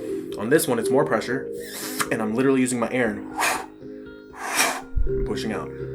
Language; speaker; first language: English; native; English